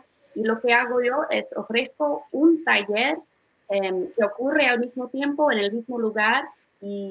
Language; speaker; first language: Spanish; non-native, fluent; English